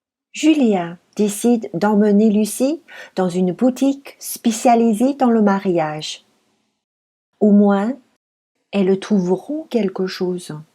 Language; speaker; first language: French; non-native, fluent; Chinese